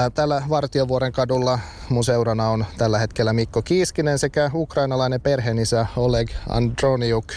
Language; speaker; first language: Finnish; native; Finnish